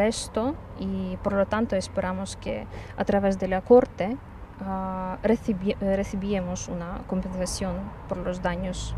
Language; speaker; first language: Spanish; non-native, learner; Ukrainian